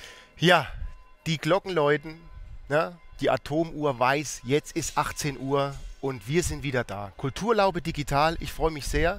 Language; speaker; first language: German; native; German